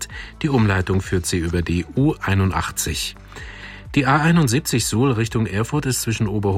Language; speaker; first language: German; native; German